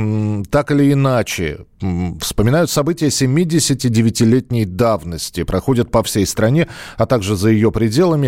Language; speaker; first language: Russian; native; Russian